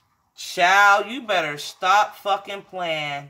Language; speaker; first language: English; native; English